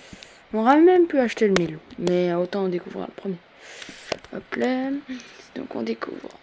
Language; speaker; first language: French; native; French